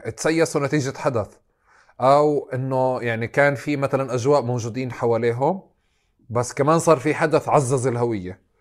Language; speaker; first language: Arabic; native; Arabic